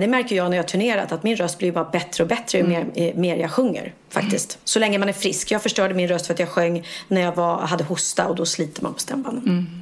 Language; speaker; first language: Swedish; native; Swedish